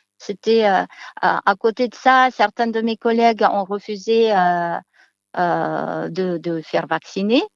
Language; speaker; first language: French; non-native, fluent; Romanian